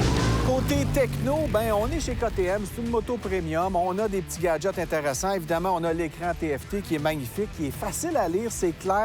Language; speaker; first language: French; native; French